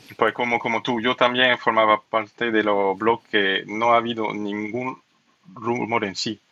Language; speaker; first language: Spanish; non-native, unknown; French